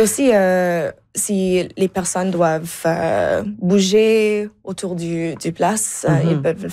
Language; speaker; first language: French; non-native, local second language; English